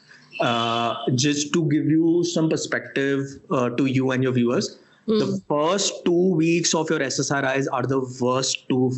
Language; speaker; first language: English; non-native, local second language; Hindi